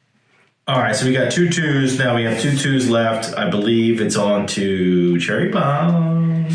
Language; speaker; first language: English; native; English